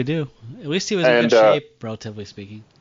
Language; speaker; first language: English; native; English